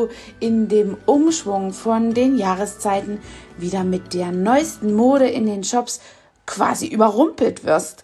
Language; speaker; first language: German; native; German